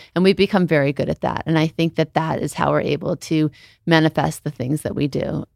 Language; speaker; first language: English; native; English